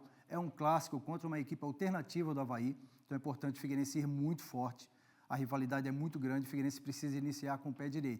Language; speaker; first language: Portuguese; native; Portuguese